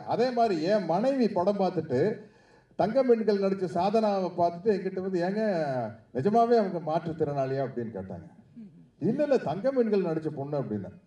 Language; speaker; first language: Tamil; native; Tamil